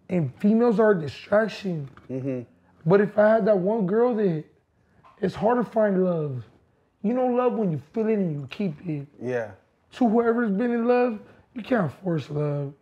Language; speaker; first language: English; native; English